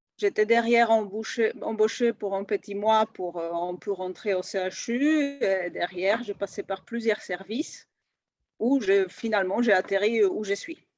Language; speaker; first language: French; non-native, fluent; Polish